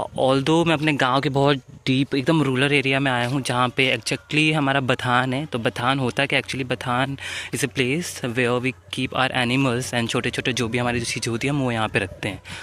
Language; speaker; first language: Hindi; native; Hindi